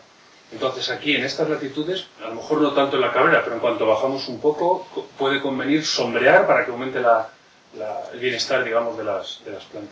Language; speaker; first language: Spanish; native; Spanish